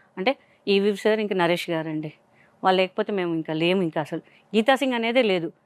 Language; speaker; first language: Telugu; non-native, local second language; Hindi